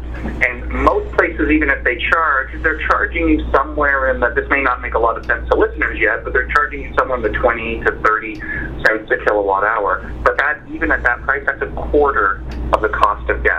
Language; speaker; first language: English; native; English